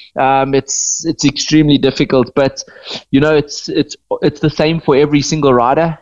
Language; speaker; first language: English; native; English